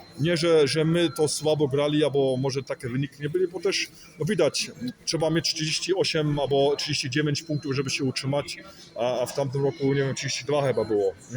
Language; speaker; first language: Polish; early bilingual, heritage; Polish